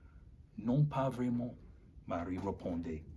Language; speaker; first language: French; non-native, learner; English